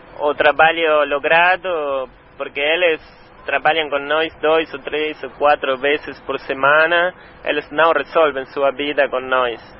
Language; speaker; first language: Portuguese; non-native, learner; Spanish